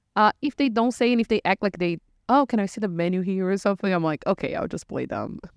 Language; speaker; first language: English; non-native, fluent; Portuguese